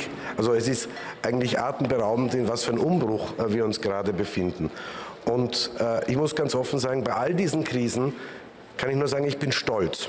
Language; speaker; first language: German; native; German